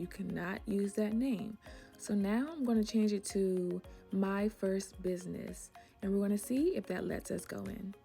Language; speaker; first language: English; native; English